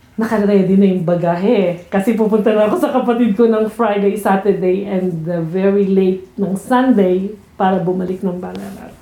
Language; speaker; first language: Filipino; native; Filipino